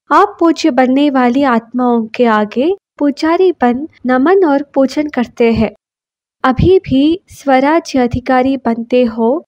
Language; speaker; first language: Hindi; non-native, local second language; Kannada